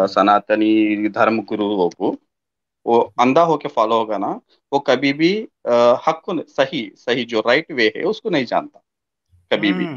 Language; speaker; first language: Hindi; non-native, local second language; Telugu